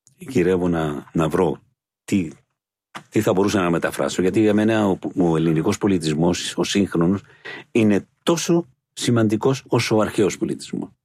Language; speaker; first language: Greek; non-native, fluent; Spanish